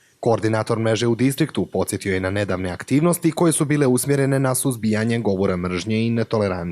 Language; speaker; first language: Bosnian; native; Bosnian